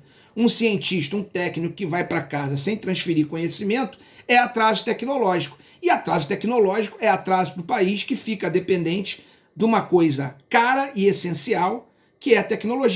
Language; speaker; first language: Portuguese; native; Portuguese